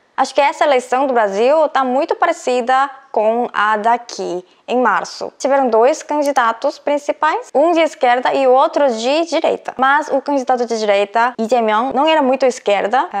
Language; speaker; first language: Portuguese; non-native, fluent; Korean